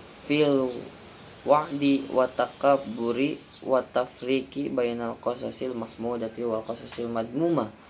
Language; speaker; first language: Arabic; non-native, learner; Indonesian